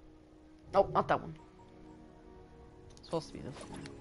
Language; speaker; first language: English; native; English